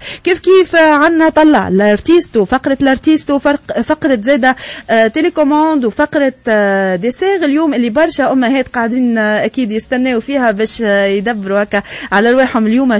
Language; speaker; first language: Arabic; native; Arabic